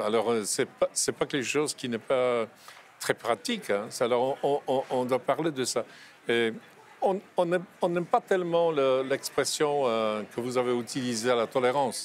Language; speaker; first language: French; non-native, fluent; Polish